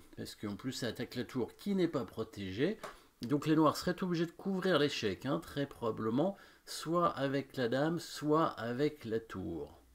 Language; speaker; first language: French; native; French